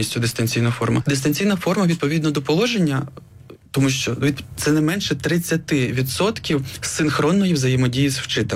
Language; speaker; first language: Ukrainian; native; Ukrainian